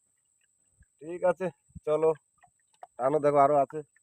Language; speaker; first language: Bangla; native; Bangla